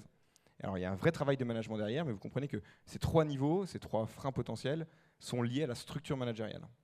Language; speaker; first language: French; native; French